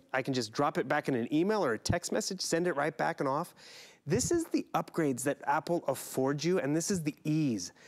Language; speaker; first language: English; native; English